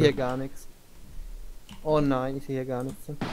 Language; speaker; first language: German; native; German